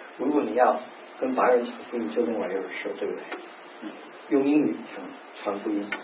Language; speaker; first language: Chinese; non-native, learner; English